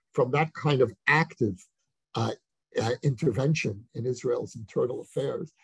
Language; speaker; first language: English; native; English